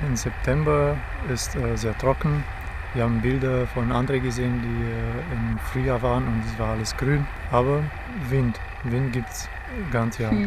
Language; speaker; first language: German; non-native, fluent; Romanian